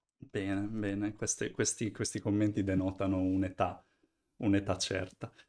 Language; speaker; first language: Italian; native; Italian